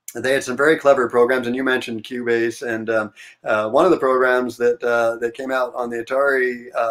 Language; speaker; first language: English; native; English